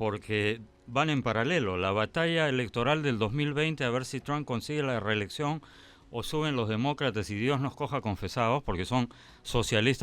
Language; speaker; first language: Spanish; native; Spanish